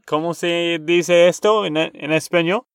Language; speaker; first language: Spanish; non-native, learner; English